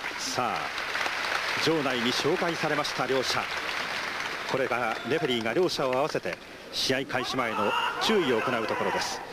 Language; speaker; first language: Japanese; native; Japanese